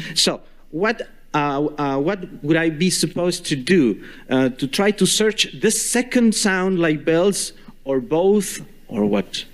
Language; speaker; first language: English; non-native, fluent; Spanish